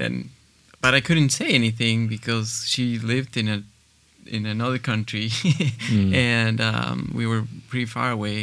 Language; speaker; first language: English; non-native, fluent; Spanish